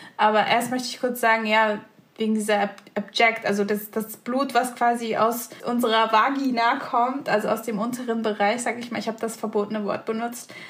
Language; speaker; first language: German; early bilingual, other home language; Turkish